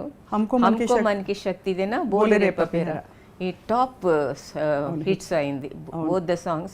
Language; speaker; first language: Telugu; non-native, local second language; Tamil